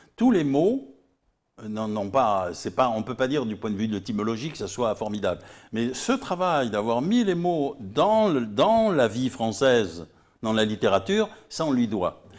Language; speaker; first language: French; native; French